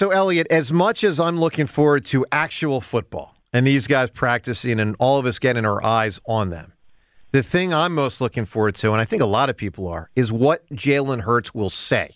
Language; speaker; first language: English; native; English